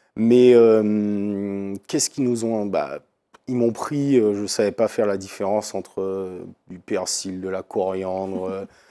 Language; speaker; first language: French; native; French